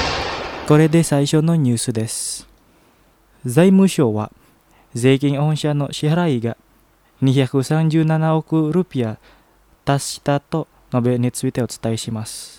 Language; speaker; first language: Japanese; non-native, fluent; Indonesian